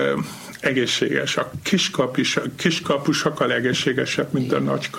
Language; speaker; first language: Hungarian; non-native, fluent; German